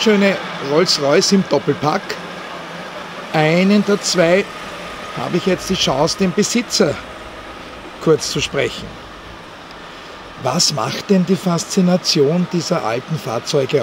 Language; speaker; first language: German; native; German